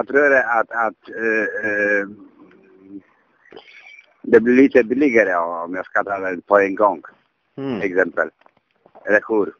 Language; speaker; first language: Swedish; non-native, learner; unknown